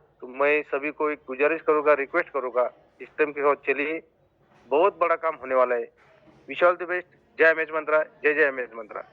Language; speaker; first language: Hindi; non-native, local second language; Marathi